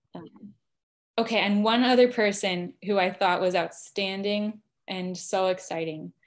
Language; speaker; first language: English; native; English